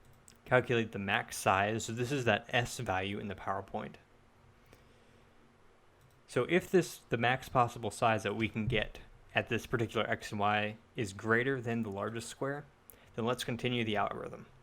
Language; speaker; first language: English; native; English